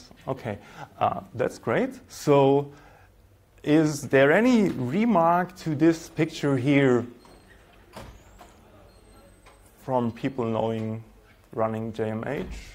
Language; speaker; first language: English; non-native, fluent; German